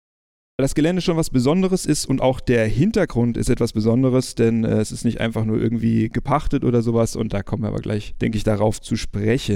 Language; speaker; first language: German; native; German